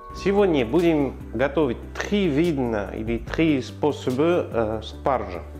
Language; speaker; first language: Russian; non-native, learner; French